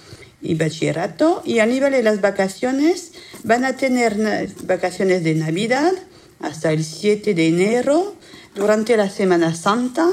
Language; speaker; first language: Spanish; non-native, fluent; French